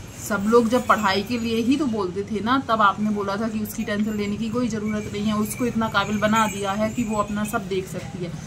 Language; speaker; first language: Hindi; native; Hindi